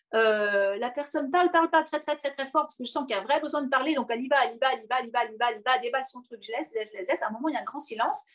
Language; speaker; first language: French; native; French